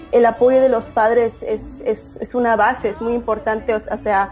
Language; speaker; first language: Spanish; early bilingual, heritage; Spanish